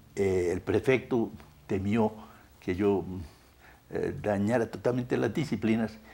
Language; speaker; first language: Spanish; native; Spanish